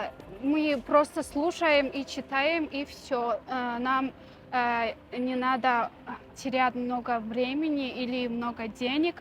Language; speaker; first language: Russian; non-native, learner; Tajik